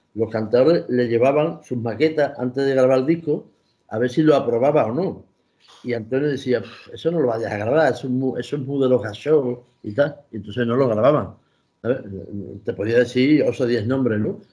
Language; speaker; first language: Spanish; native; Spanish